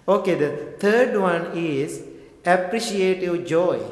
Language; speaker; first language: English; non-native, local second language; Sinhala